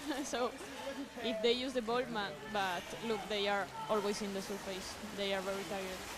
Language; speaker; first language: English; non-native, learner; Spanish